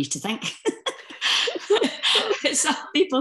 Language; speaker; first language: English; native; English